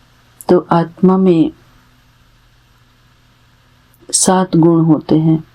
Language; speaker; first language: Hindi; native; Hindi